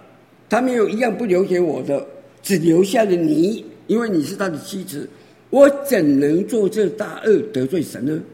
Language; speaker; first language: Chinese; native; Chinese